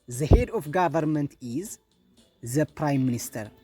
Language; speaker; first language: English; non-native, local second language; Amharic